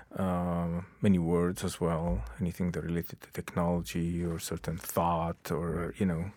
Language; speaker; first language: English; non-native, fluent; Arabic